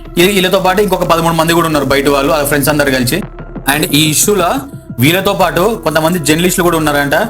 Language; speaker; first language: Telugu; native; Telugu